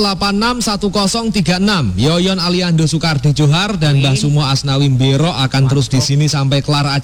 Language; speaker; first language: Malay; non-native, local second language; Javanese